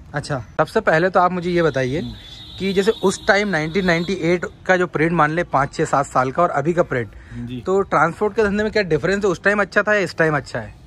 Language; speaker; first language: Hindi; native; Hindi